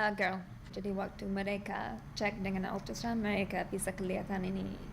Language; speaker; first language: Indonesian; non-native, learner; English